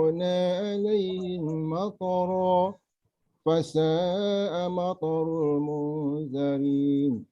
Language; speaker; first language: Arabic; non-native, learner; Malay